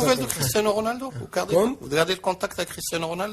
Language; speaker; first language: French; non-native, local second language; Arabic